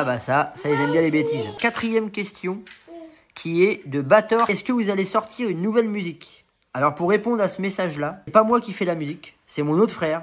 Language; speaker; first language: French; native; French